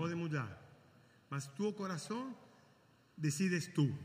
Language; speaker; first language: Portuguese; non-native, learner; Italian